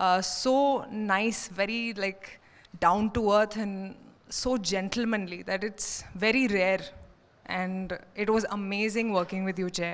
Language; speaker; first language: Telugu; non-native, learner; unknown